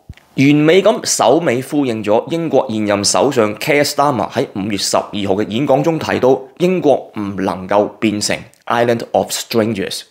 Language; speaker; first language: Cantonese; native; Cantonese